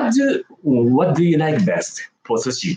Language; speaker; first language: English; non-native, learner; Japanese